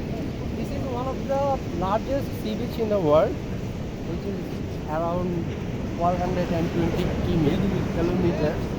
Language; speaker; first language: English; non-native, fluent; Bangla